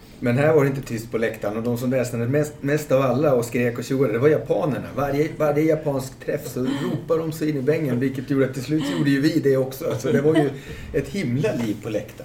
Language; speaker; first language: Swedish; native; Swedish